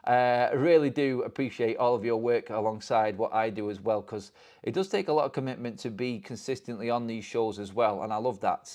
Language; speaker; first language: English; native; English